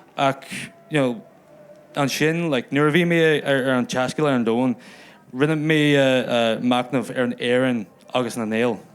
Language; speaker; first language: Irish; non-native, local second language; English